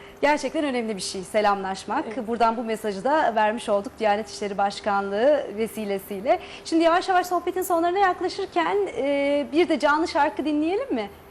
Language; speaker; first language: Turkish; native; Turkish